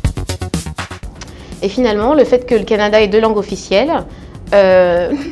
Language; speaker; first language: French; native; French